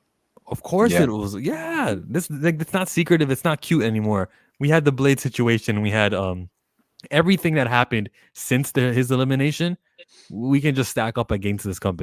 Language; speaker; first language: English; native; English